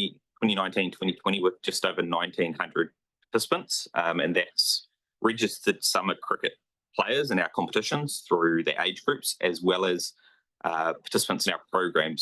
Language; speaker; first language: English; native; English